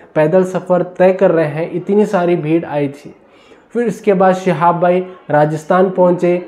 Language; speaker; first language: Hindi; non-native, local second language; Urdu